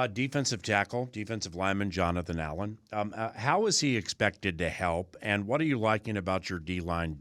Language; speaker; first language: English; native; English